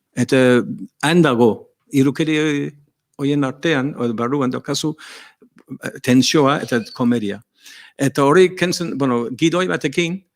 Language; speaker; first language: Basque; non-native, learner; English